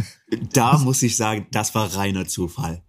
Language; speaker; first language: German; non-native, fluent; English